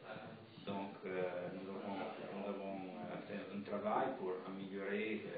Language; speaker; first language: French; non-native, fluent; Italian